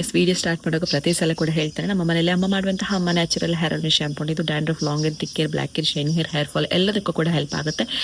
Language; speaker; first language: Kannada; non-native, local second language; Tulu